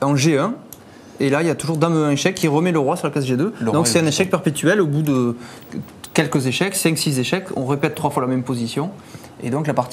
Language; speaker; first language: French; native; French